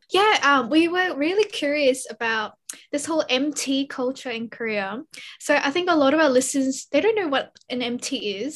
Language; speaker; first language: English; early bilingual, other home language; Korean